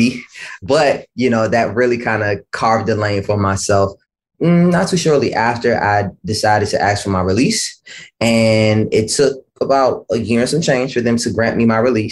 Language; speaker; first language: English; native; English